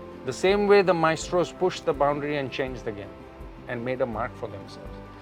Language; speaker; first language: English; non-native, local second language; Bangla